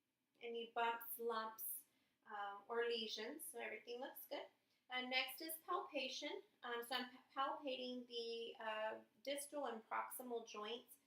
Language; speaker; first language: English; native; English